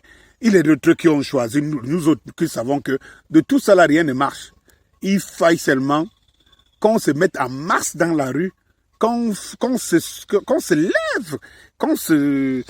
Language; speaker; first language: French; native; French